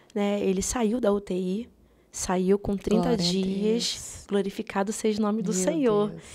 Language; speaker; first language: Portuguese; native; Portuguese